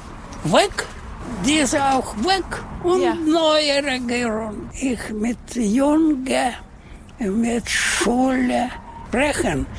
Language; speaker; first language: German; non-native, learner; Russian